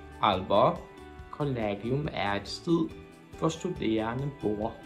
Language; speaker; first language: Danish; non-native, fluent; Polish